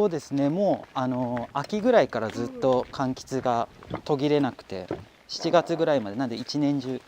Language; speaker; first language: Japanese; native; Japanese